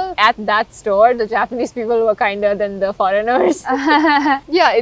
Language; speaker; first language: English; non-native, fluent; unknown